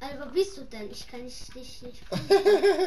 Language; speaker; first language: German; non-native, learner; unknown